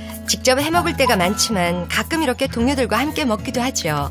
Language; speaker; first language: Korean; native; Korean